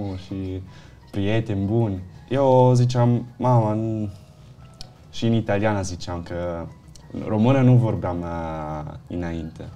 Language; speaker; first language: Romanian; early bilingual, heritage; Italian